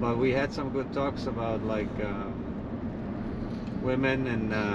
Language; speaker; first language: English; non-native, fluent; Dutch